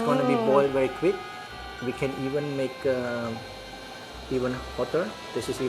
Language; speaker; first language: English; non-native, fluent; Indonesian